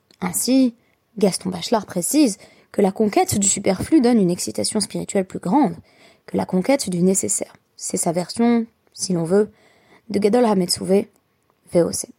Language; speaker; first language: French; native; French